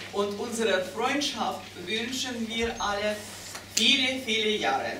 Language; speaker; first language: German; non-native, fluent; Russian